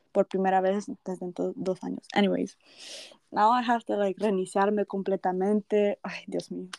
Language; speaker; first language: Spanish; early bilingual, heritage; Spanish